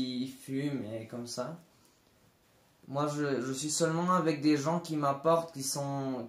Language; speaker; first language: French; non-native, learner; Spanish